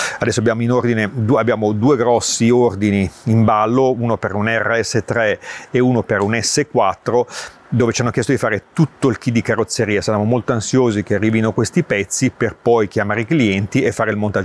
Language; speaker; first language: Italian; native; Italian